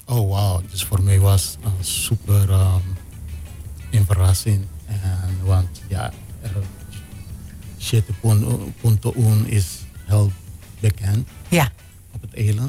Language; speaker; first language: Dutch; non-native, local second language; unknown